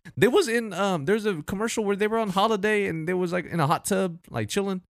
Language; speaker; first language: English; early bilingual, other home language; Filipino